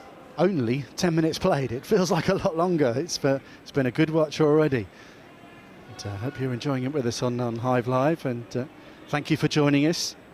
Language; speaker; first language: English; native; English